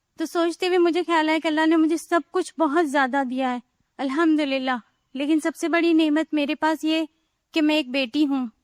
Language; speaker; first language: Urdu; non-native, fluent; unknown